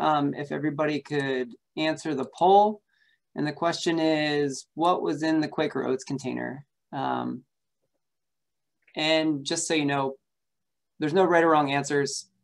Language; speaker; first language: English; native; English